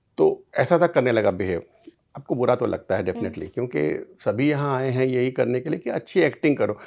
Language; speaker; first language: Hindi; native; Hindi